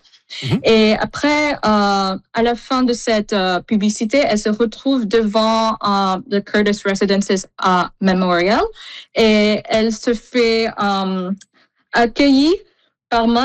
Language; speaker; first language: French; non-native, fluent; Filipino